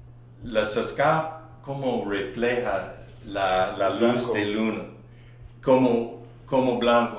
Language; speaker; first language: Spanish; non-native, learner; English